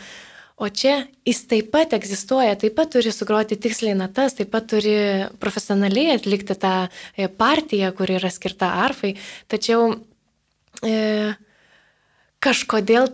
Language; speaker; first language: Lithuanian; native; Lithuanian